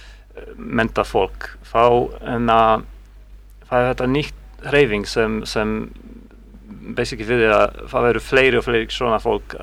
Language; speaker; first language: Icelandic; non-native, learner; Polish